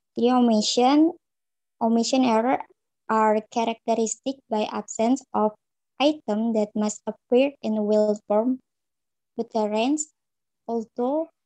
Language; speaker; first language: English; non-native, learner; Indonesian